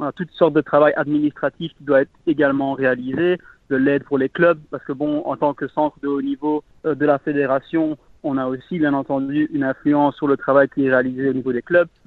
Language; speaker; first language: French; native; French